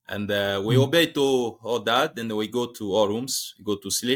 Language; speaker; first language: English; non-native, learner; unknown